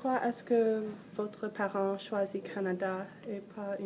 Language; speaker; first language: French; non-native, learner; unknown